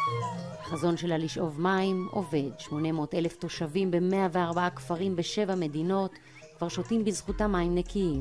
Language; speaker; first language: Hebrew; native; Hebrew